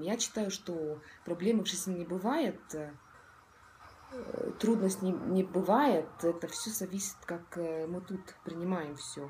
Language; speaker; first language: Russian; non-native, local second language; Estonian